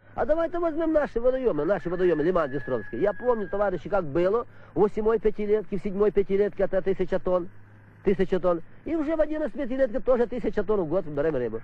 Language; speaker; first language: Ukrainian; native; Ukrainian